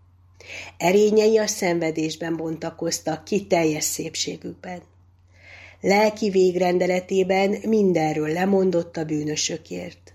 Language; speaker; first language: Hungarian; native; Hungarian